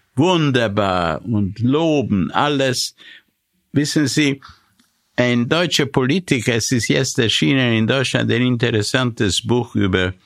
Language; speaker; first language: German; non-native, fluent; Hungarian